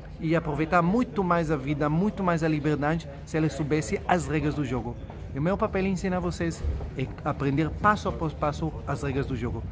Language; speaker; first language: Portuguese; non-native, fluent; Hebrew